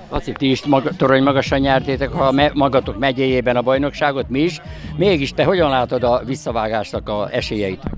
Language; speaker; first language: Hungarian; native; Hungarian